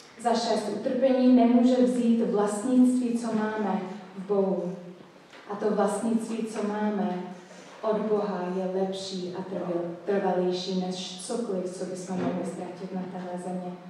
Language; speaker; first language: Czech; non-native, fluent; English